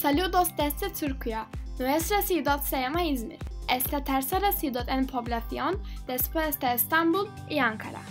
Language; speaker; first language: Spanish; non-native, learner; Turkish